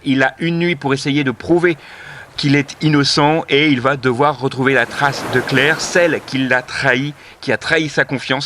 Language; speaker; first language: French; native; French